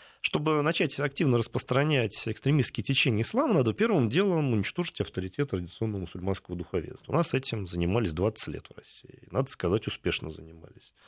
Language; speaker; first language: Russian; native; Russian